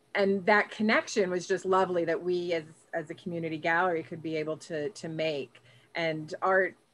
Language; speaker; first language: English; native; English